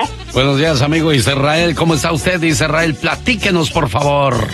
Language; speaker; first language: Spanish; native; Spanish